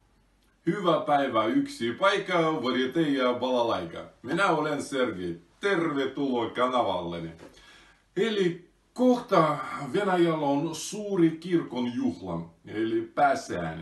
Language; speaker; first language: Finnish; non-native, fluent; Russian